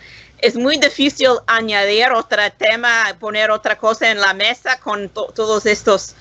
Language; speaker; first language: Spanish; non-native, learner; English